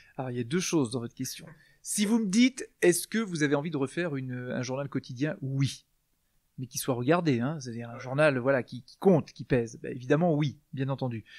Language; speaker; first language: French; native; French